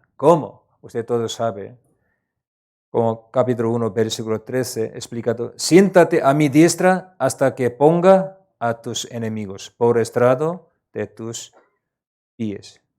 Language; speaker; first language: Spanish; non-native, learner; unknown